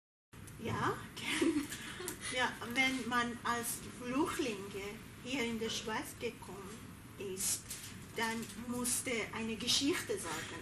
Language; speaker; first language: German; non-native, learner; Persian